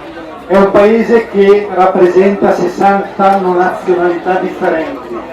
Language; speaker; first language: Italian; native; Italian